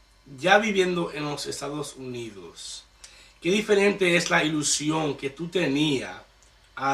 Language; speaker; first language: Spanish; early bilingual, heritage; Spanish